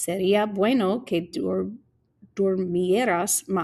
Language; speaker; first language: Spanish; non-native, fluent; English